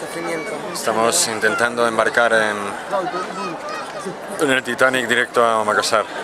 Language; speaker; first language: Spanish; native; Spanish